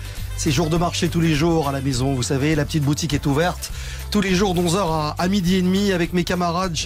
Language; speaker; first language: French; native; French